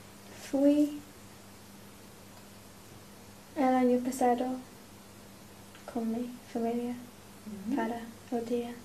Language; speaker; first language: Spanish; non-native, learner; English